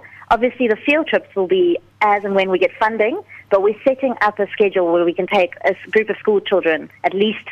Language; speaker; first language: English; native; English